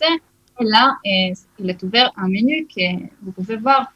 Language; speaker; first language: French; early bilingual, heritage; Hebrew